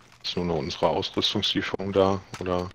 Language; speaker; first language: German; native; German